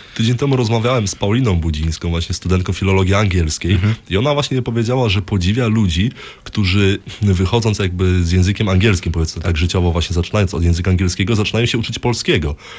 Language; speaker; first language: Polish; native; Polish